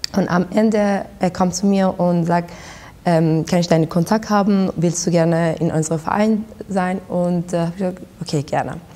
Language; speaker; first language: German; early bilingual, other home language; Persian